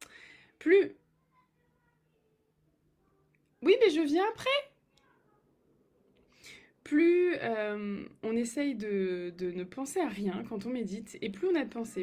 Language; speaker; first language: French; native; French